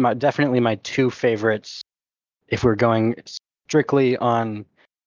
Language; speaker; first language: English; native; English